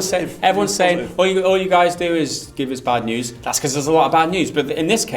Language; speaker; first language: English; native; English